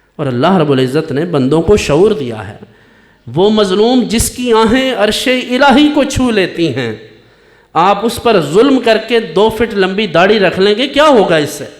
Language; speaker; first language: Urdu; non-native, local second language; Punjabi